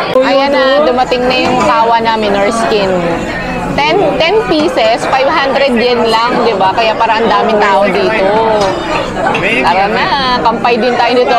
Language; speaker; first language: Filipino; native; Filipino